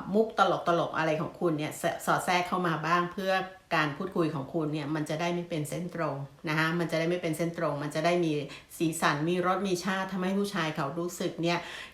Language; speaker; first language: Thai; native; Thai